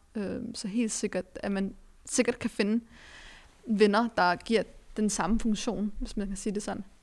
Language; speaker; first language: Danish; early bilingual, other home language; Arabic